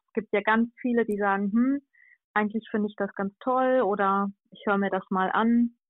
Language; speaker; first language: German; native; German